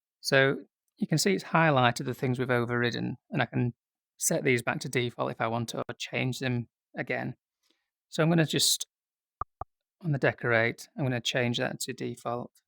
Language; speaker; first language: English; native; English